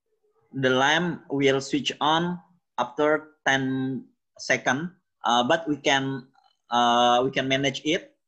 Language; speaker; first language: English; non-native, learner; Indonesian